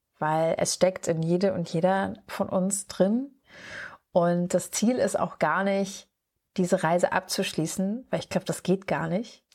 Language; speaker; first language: German; native; German